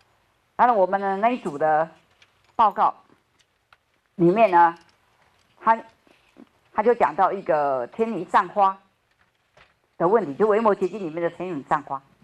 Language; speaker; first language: Chinese; native; Chinese